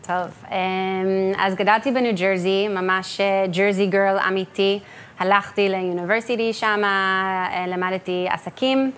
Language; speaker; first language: Hebrew; early bilingual, heritage; English